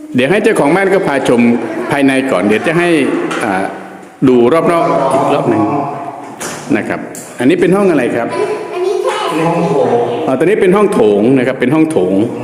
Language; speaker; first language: Thai; non-native, local second language; Khmer